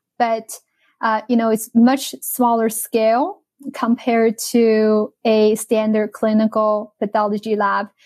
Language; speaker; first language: English; non-native, fluent; Chinese